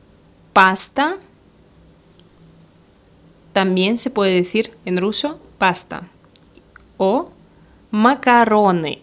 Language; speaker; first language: Spanish; non-native, fluent; Russian